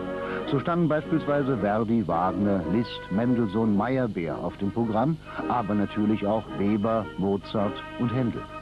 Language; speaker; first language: German; native; German